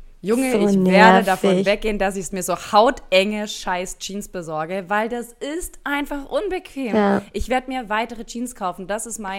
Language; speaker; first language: German; native; German